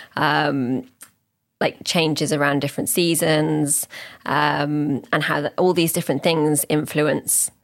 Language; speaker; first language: English; native; English